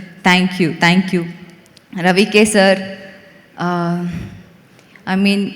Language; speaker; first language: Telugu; non-native, learner; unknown